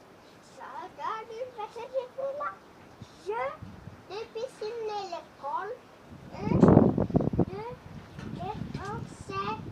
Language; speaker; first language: French; non-native, learner; Haitian Creole